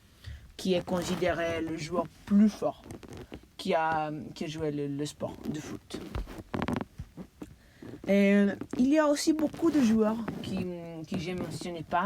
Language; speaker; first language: French; non-native, learner; English